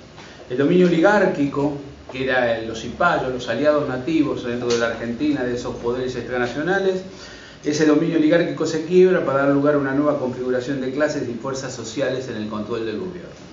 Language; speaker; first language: Spanish; native; Spanish